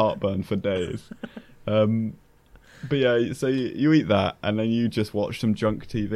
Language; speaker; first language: English; native; English